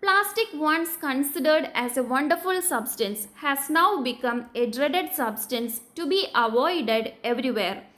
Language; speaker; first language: English; non-native, local second language; Malayalam